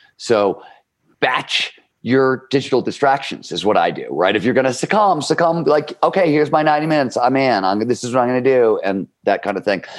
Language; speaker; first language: English; native; English